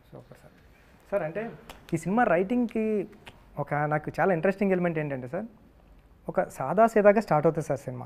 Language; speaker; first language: Telugu; native; Telugu